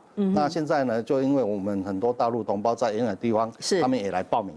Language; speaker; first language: Chinese; native; Chinese